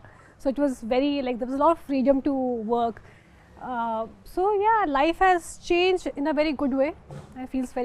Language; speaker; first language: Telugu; non-native, local second language; Hindi